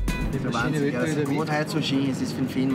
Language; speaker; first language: German; native; German